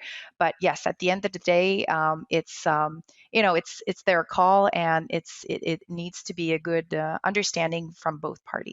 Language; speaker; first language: English; non-native, local second language; French